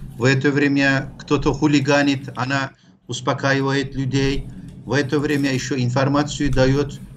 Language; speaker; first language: Russian; non-native, fluent; Turkish